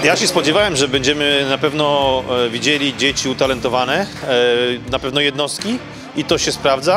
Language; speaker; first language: Polish; native; Polish